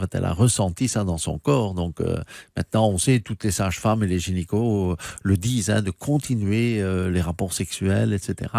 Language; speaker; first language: French; native; French